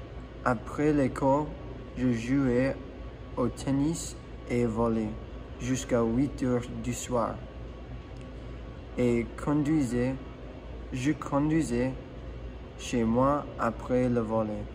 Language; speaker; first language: French; non-native, learner; English